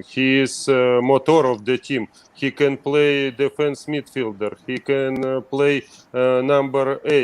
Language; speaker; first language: English; non-native, learner; Russian